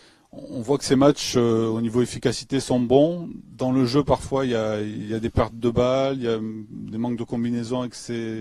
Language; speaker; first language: French; native; French